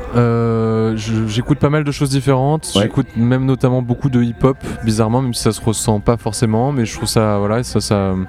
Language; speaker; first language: French; native; French